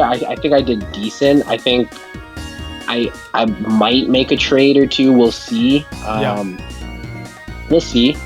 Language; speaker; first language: English; native; English